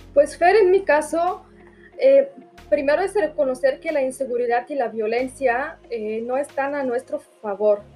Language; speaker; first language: Spanish; non-native, fluent; Bulgarian